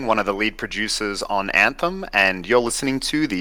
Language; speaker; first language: English; native; English